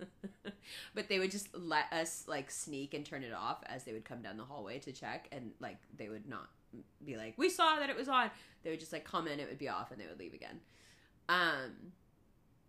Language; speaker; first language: English; early bilingual, other home language; Urdu